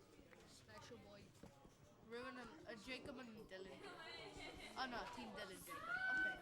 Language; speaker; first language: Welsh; non-native, local second language; English